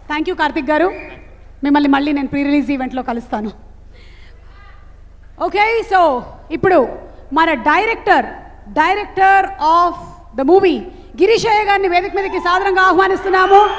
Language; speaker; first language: Telugu; native; Telugu